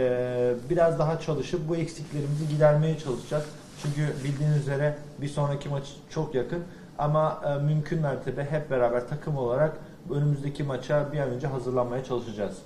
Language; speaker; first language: Turkish; native; Turkish